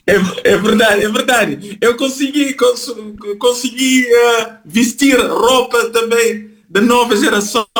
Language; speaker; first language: Portuguese; non-native, fluent; Kabuverdianu